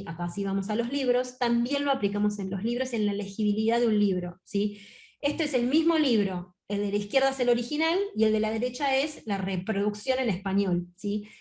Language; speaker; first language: Spanish; native; Spanish